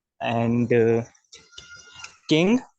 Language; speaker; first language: English; non-native, learner; Kannada